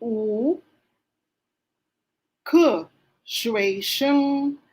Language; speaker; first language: Chinese; non-native, learner; Filipino